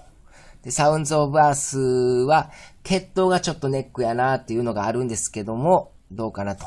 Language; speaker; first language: Japanese; native; Japanese